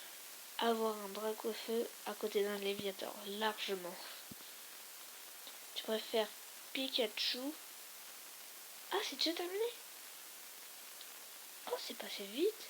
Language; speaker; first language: French; native; French